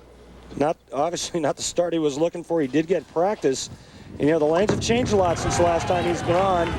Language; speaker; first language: English; native; English